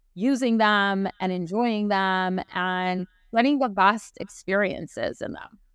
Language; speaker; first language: English; native; English